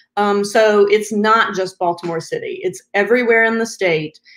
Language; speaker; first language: English; native; English